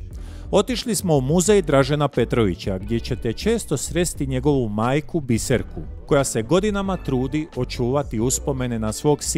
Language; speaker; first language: Croatian; native; Croatian